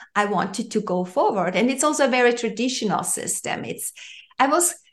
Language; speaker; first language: English; non-native, fluent; German